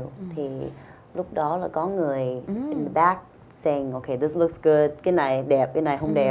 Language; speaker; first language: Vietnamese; early bilingual, heritage; Vietnamese